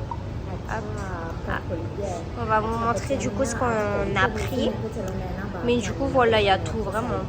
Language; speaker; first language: French; native; French